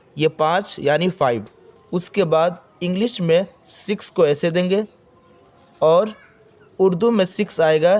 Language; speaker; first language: Hindi; native; Hindi